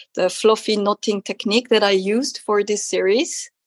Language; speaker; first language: English; non-native, fluent; Korean